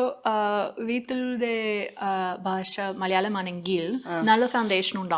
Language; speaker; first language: Malayalam; non-native, learner; English